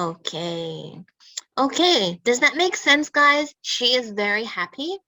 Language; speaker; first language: English; non-native, fluent; Indonesian